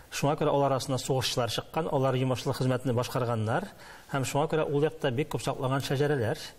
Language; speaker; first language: Tatar; native; Tatar